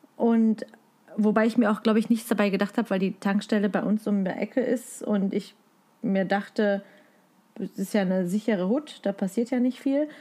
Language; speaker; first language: German; native; German